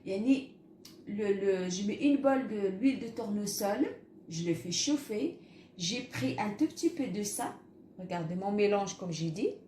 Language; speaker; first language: French; non-native, local second language; Arabic